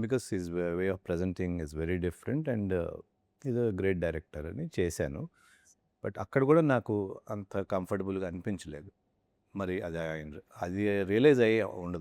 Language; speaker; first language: Telugu; native; Telugu